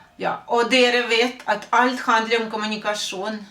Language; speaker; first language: Norwegian; non-native, fluent; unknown